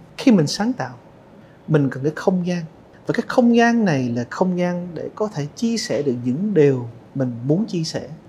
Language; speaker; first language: Vietnamese; early bilingual, heritage; Vietnamese